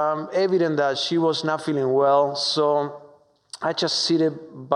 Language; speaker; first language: English; non-native, fluent; Spanish